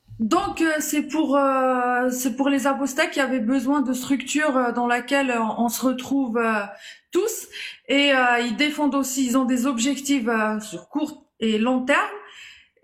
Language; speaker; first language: French; native; French